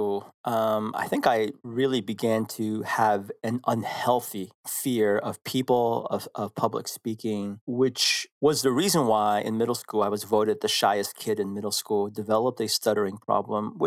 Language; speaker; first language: English; early bilingual, other home language; Korean